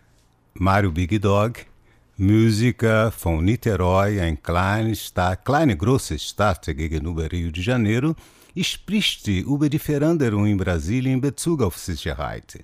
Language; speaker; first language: German; non-native, fluent; Portuguese